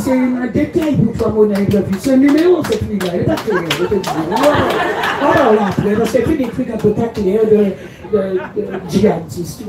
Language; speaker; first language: French; native; French